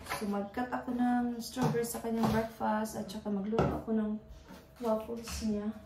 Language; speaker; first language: Filipino; native; Filipino